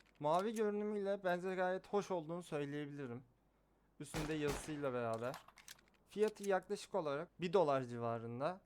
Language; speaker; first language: Turkish; native; Turkish